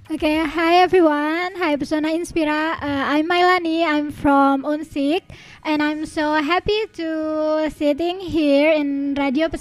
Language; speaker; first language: English; non-native, learner; Indonesian